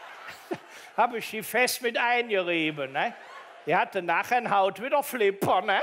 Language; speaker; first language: German; native; German